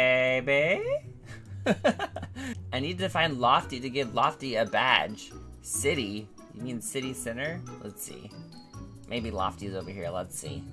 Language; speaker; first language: English; native; English